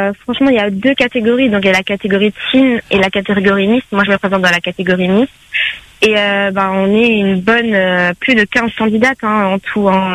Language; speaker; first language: French; native; French